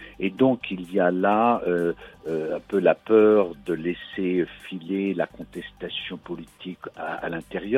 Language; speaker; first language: French; native; French